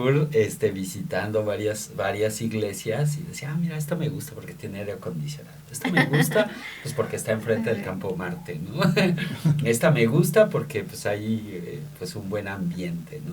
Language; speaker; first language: Spanish; native; Spanish